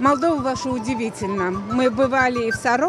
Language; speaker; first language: Russian; native; Russian